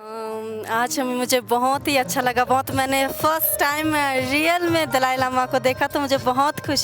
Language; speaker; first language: Hindi; non-native, local second language; Ladakhi